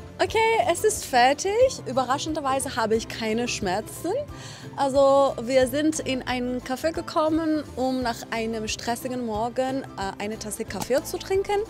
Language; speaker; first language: German; non-native, fluent; Persian